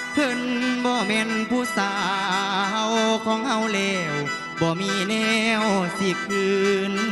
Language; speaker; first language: English; non-native, learner; Turkish